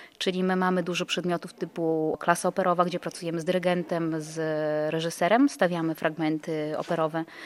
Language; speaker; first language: Polish; native; Polish